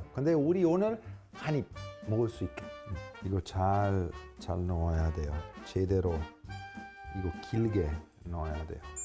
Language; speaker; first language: Korean; non-native, fluent; Italian